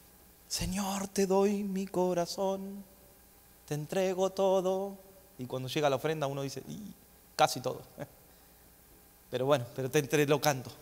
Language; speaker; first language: Spanish; native; Spanish